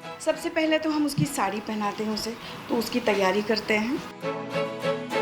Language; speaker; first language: Hindi; non-native, local second language; Marathi